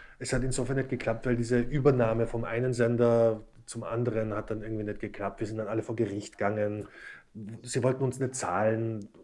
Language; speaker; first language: German; early bilingual, other home language; Slovak